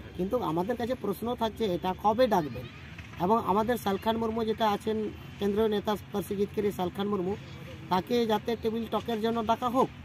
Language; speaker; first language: Bangla; non-native, local second language; Santali